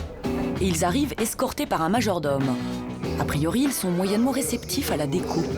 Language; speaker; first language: French; native; French